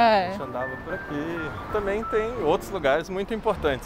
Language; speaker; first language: Portuguese; native; Portuguese